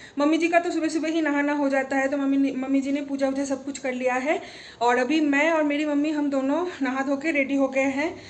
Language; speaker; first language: Hindi; non-native, local second language; Bangla